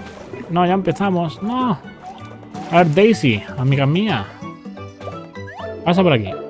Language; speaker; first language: Spanish; native; Spanish